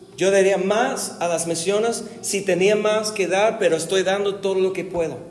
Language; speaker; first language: Spanish; non-native, fluent; English